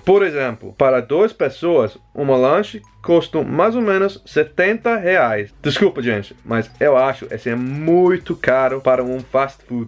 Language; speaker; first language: Portuguese; non-native, fluent; English